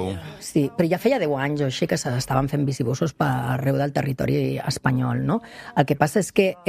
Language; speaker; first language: Catalan; native; Catalan